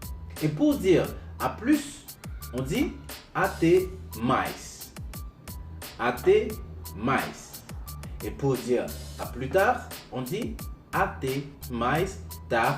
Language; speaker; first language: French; non-native, local second language; Haitian Creole